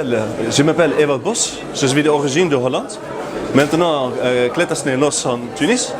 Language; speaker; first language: French; non-native, learner; Dutch